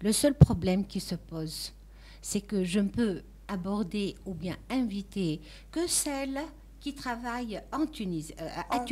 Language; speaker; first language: French; non-native, local second language; Arabic